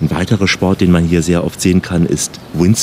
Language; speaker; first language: German; native; German